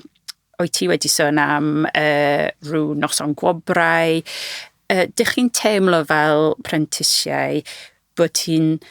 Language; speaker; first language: Welsh; non-native, fluent; English